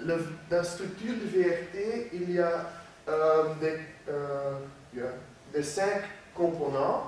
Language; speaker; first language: French; non-native, learner; Dutch